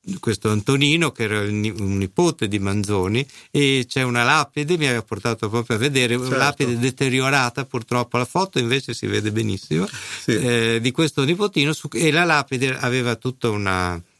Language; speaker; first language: Italian; native; Italian